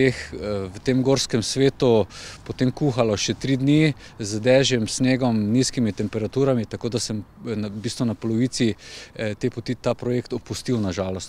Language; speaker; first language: Slovenian; native; Slovenian